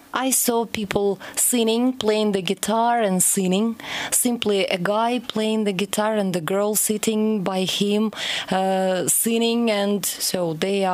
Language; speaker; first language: English; non-native, fluent; Russian